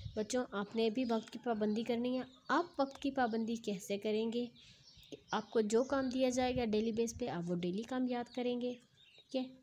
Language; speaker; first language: Urdu; non-native, local second language; Punjabi